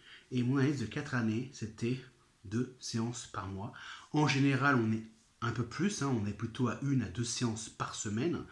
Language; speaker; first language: French; native; French